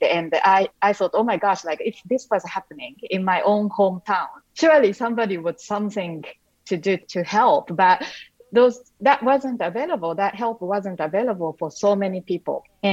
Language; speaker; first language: English; non-native, fluent; Japanese